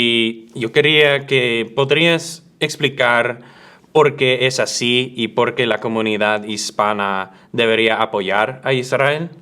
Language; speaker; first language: Spanish; early bilingual, other home language; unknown